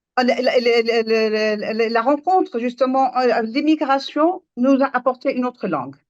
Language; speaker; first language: French; non-native, local second language; Arabic